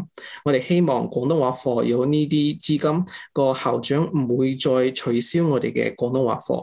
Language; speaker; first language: Cantonese; early bilingual, heritage; English